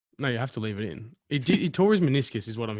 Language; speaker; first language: English; native; English